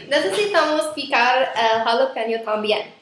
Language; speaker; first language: Spanish; non-native, learner; English